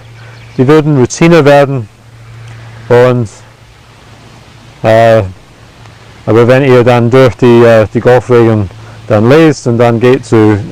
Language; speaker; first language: German; non-native, fluent; English